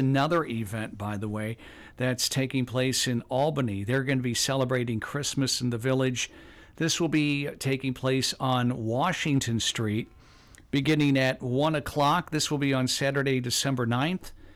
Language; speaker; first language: English; native; English